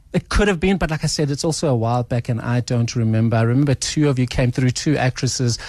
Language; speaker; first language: English; non-native, local second language; Swati